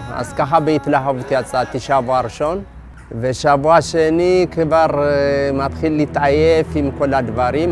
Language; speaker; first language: Hebrew; non-native, fluent; Amharic